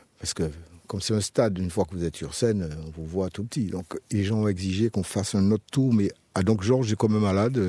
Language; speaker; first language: French; native; French